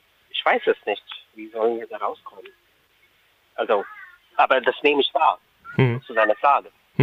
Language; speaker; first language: German; non-native, fluent; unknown